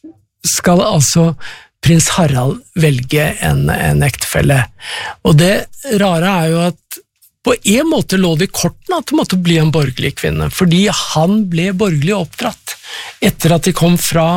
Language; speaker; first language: Norwegian; native; Norwegian